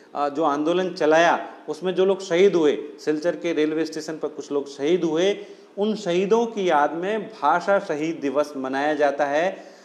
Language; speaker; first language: Hindi; non-native, local second language; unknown